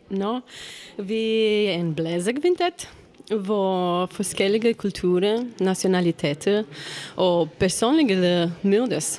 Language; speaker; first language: Danish; non-native, fluent; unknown